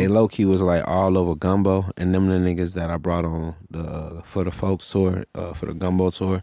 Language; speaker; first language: English; native; English